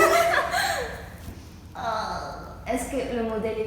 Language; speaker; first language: French; native; French